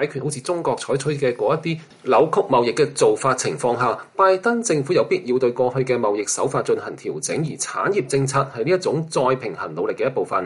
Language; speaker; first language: Chinese; non-native, local second language; Cantonese